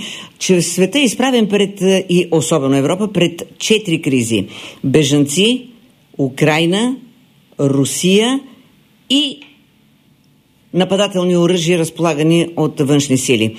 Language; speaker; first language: Bulgarian; native; Bulgarian